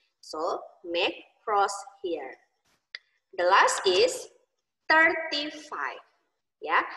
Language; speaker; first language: English; non-native, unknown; Indonesian